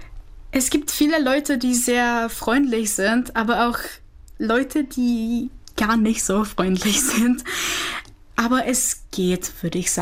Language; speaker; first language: German; non-native, fluent; Czech